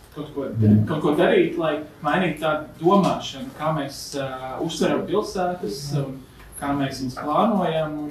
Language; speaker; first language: Latvian; native; Latvian